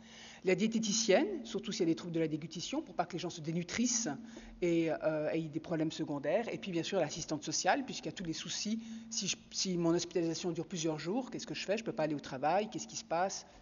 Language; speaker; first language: French; native; French